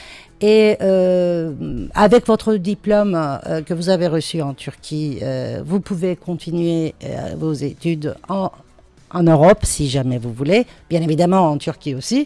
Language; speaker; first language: French; non-native, fluent; Turkish